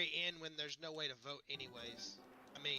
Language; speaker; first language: English; native; English